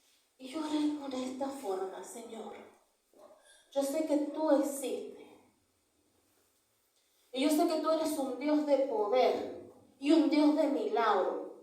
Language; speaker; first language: Spanish; native; Spanish